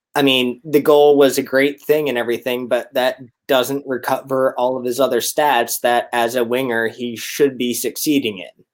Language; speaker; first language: English; native; English